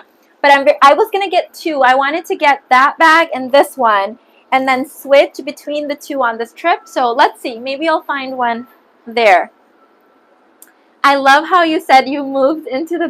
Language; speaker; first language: English; early bilingual, other home language; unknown